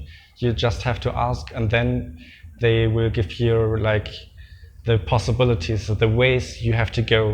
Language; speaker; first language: English; non-native, fluent; German